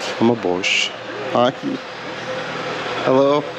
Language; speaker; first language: English; non-native, learner; Turkish